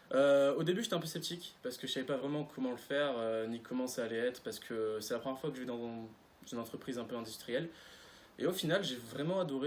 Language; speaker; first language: French; native; French